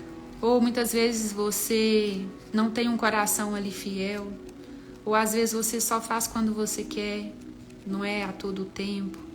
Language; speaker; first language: Portuguese; native; Portuguese